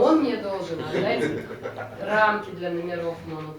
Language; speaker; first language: Russian; native; Russian